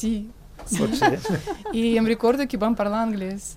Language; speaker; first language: Catalan; non-native, fluent; Russian